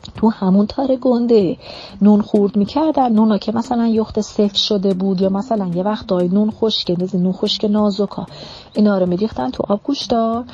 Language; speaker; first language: Persian; non-native, local second language; Arabic